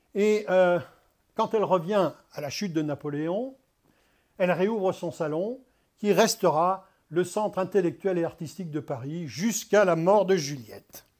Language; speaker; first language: French; native; French